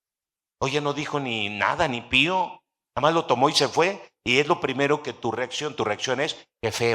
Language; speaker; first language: Spanish; native; Spanish